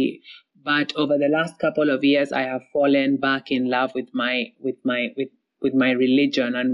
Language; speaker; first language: English; non-native, local second language; Somali